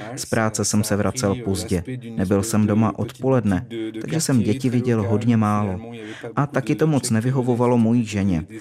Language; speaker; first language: Czech; non-native, fluent; French